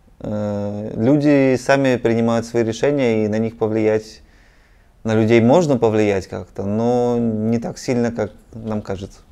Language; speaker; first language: Russian; native; Russian